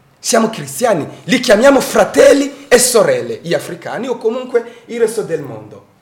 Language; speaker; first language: Italian; non-native, fluent; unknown